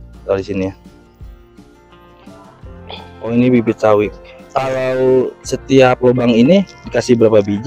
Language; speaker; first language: Indonesian; native; Indonesian